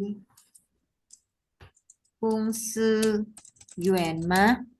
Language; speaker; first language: Chinese; non-native, fluent; Indonesian